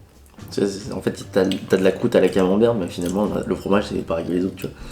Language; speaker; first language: French; native; French